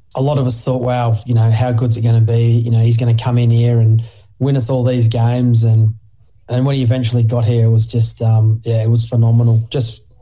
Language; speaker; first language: English; native; English